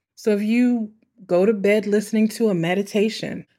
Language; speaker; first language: English; native; English